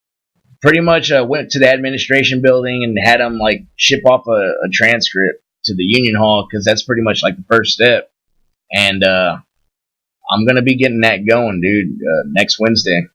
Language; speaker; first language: English; native; English